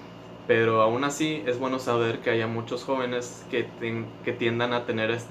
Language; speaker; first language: Spanish; native; Spanish